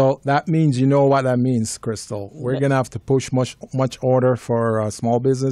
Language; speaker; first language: English; native; English